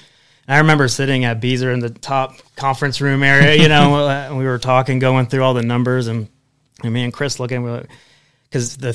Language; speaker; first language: English; native; English